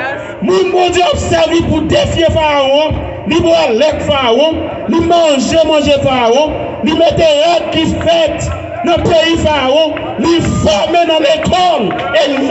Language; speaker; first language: French; non-native, local second language; Haitian Creole